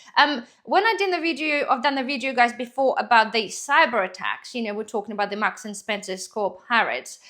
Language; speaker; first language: English; non-native, fluent; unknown